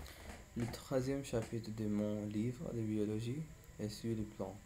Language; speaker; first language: French; non-native, learner; English